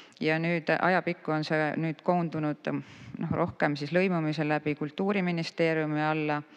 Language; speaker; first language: Estonian; native; Estonian